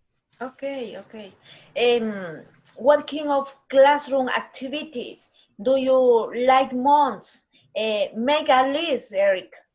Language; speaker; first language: English; non-native, learner; Spanish